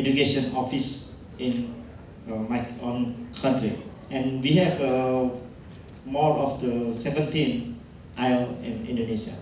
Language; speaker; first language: English; non-native, learner; Indonesian